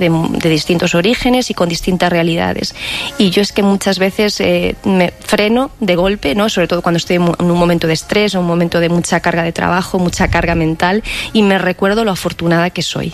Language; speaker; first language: Spanish; native; Spanish